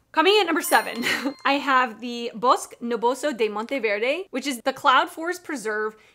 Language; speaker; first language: English; native; English